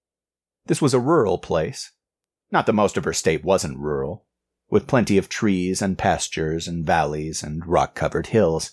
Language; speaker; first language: English; native; English